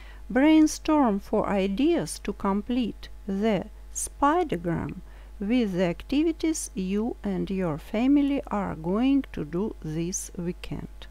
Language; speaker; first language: English; non-native, fluent; Russian